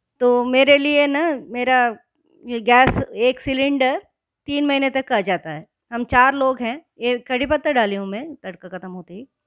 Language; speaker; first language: Hindi; non-native, local second language; Kannada